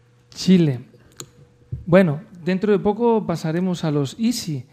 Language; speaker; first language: Spanish; native; Spanish